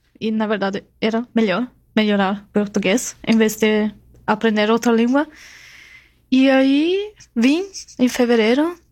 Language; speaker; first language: Portuguese; non-native, fluent; German